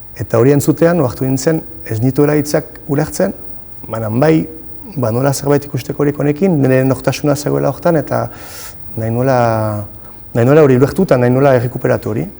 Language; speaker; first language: Basque; native; Basque